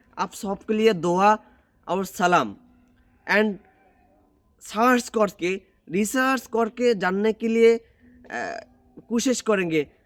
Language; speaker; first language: Hindi; non-native, learner; Bangla